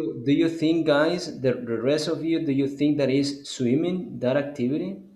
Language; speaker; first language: English; non-native, fluent; Spanish